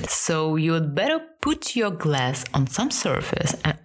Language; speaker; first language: English; non-native, fluent; Russian